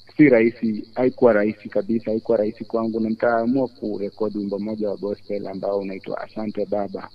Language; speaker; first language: Swahili; non-native, local second language; Luyia